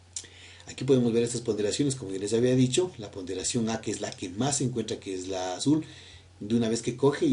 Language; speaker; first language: Spanish; native; Spanish